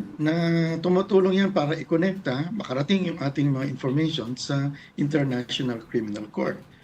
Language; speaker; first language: Filipino; native; Filipino